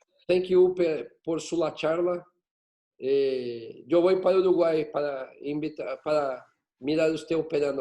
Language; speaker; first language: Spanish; non-native, learner; Portuguese